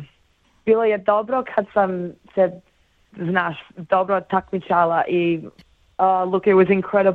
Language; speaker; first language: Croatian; early bilingual, heritage; Bosnian